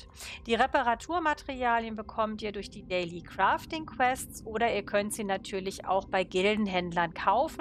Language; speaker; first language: German; native; German